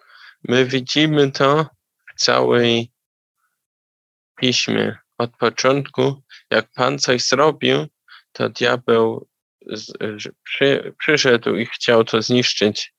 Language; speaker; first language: Polish; non-native, learner; German